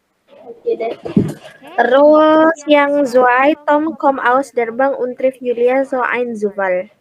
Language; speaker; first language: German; non-native, learner; Indonesian